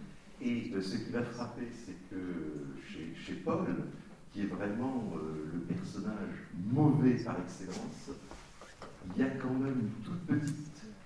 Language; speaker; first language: French; native; French